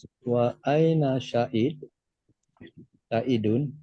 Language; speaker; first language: Arabic; non-native, learner; Indonesian